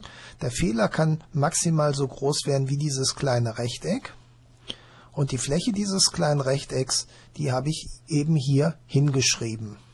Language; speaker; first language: German; native; German